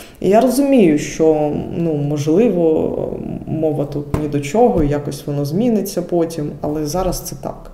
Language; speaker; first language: Ukrainian; non-native, local second language; Russian